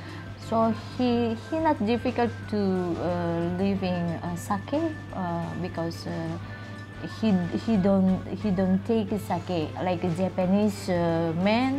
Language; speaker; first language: English; non-native, learner; Indonesian